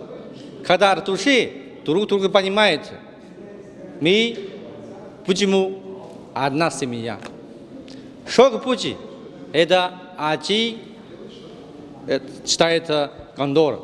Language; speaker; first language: Russian; non-native, learner; Chinese